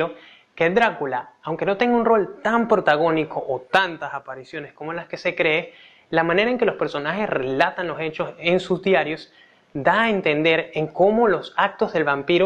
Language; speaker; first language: Spanish; native; Spanish